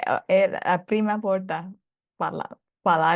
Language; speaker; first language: Italian; non-native, learner; Thai